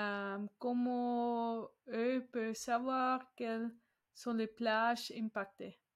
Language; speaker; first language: French; non-native, learner; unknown